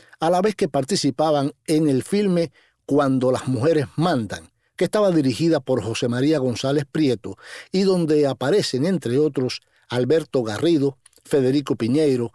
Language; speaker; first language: Spanish; native; Spanish